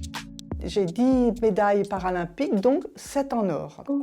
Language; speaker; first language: French; native; French